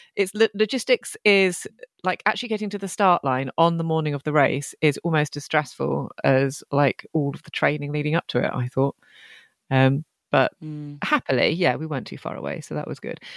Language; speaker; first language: English; native; English